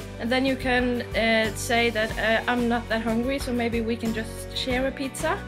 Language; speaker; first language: English; non-native, fluent; Norwegian